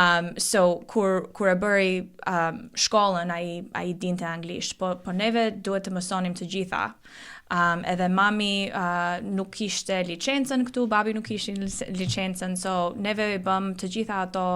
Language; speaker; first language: Albanian; early bilingual, heritage; Albanian